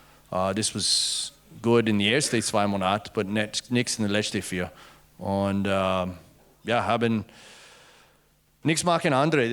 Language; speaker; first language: German; non-native, learner; English